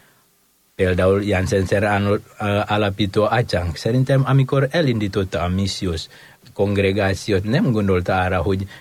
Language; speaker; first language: Hungarian; non-native, fluent; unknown